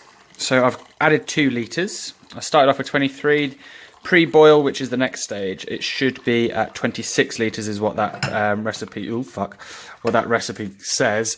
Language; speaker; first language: English; native; English